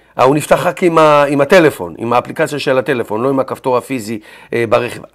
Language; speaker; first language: Hebrew; native; Hebrew